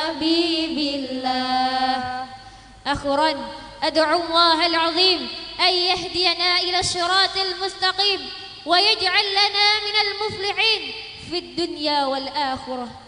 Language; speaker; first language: Arabic; non-native, learner; Indonesian